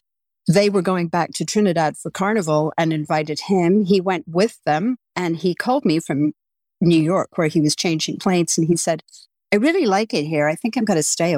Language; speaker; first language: English; native; English